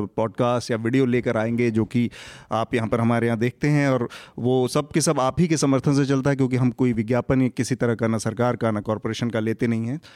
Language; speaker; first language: Hindi; native; Hindi